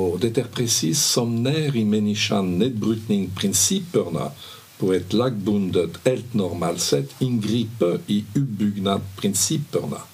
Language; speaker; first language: Swedish; non-native, fluent; French